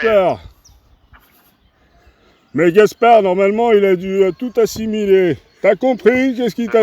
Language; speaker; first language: French; native; French